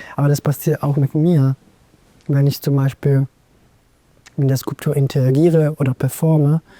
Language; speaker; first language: German; non-native, fluent; Italian